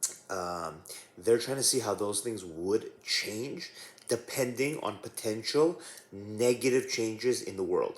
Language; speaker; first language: English; native; English